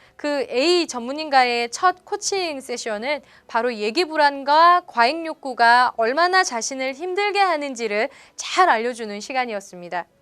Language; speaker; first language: Korean; native; Korean